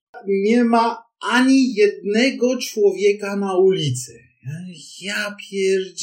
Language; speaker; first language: Polish; non-native, fluent; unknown